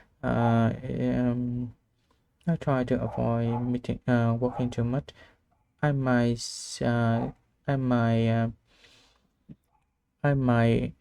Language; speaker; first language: English; non-native, learner; Vietnamese